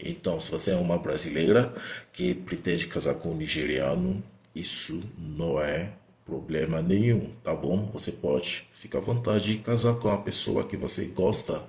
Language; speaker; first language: Portuguese; non-native, fluent; Igbo